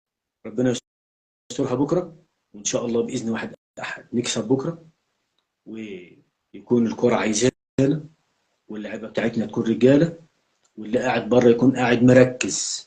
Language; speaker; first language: Arabic; native; Arabic